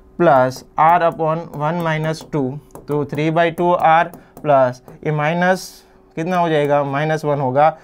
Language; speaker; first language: Hindi; non-native, local second language; Gujarati